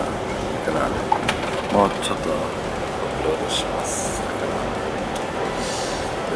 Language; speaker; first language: Japanese; non-native, learner; German